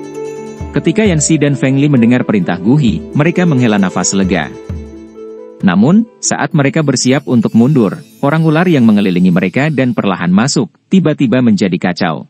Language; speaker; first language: Indonesian; native; Indonesian